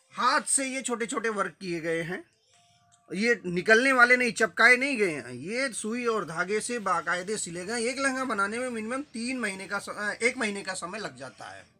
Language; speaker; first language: Hindi; native; Hindi